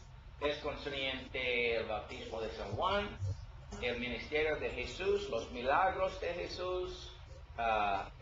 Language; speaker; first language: Spanish; non-native, learner; English